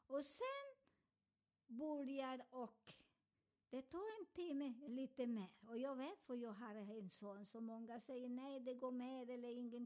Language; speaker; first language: Swedish; non-native, fluent; Spanish